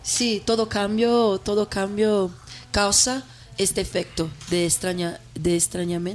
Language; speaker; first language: Spanish; non-native, fluent; Portuguese